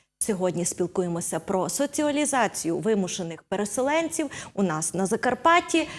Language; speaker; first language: Ukrainian; native; Ukrainian